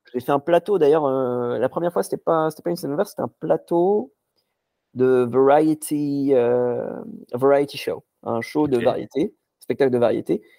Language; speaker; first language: French; non-native, local second language; Arabic